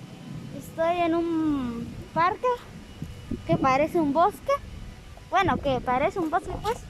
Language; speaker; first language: Spanish; native; Spanish